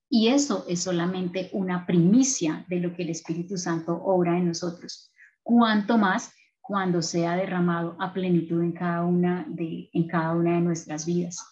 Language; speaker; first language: Spanish; native; Spanish